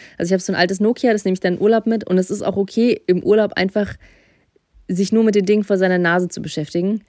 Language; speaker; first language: German; early bilingual, other home language; Russian